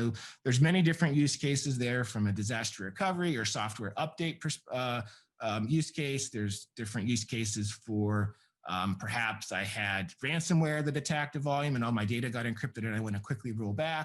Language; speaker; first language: English; native; English